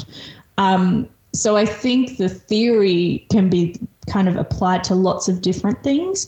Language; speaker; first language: English; early bilingual, other home language; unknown